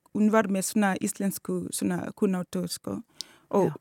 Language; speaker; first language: Icelandic; non-native, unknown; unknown